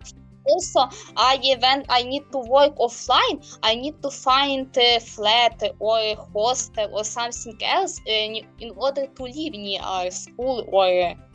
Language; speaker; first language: English; non-native, learner; Ukrainian